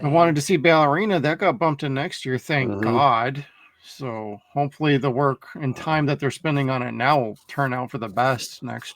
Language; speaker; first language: English; native; English